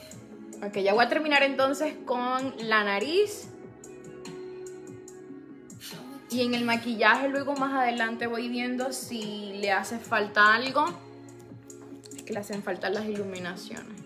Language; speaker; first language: Spanish; native; Spanish